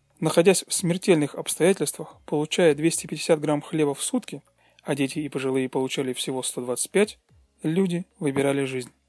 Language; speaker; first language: Russian; native; Russian